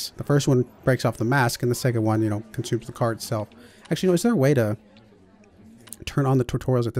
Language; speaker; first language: English; native; English